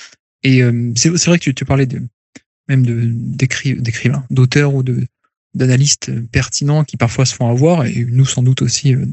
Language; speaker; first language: French; native; French